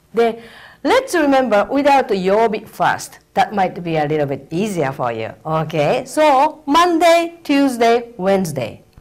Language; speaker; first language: English; non-native, fluent; Japanese